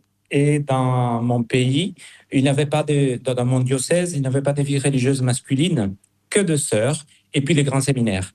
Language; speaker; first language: French; non-native, fluent; Spanish